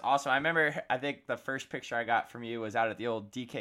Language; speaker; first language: English; native; English